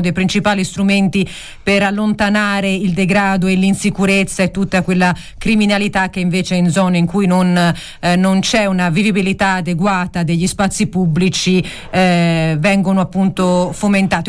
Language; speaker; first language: Italian; native; Italian